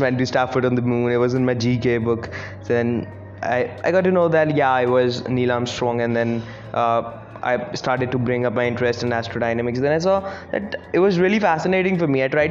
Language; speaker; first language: English; non-native, local second language; Hindi